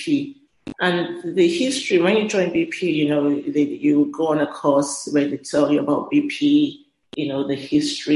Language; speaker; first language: English; non-native, local second language; Yoruba